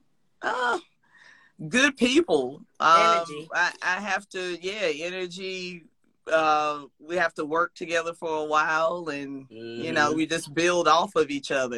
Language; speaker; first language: English; native; English